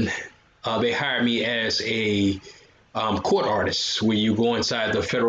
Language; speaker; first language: English; native; English